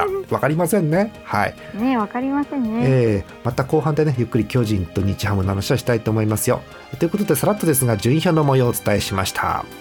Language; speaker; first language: Japanese; native; Japanese